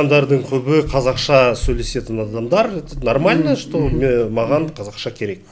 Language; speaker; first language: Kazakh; non-native, local second language; Russian